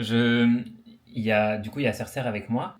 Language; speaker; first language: French; native; French